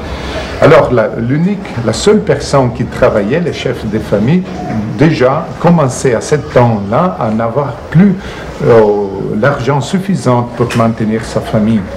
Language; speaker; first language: French; non-native, fluent; Portuguese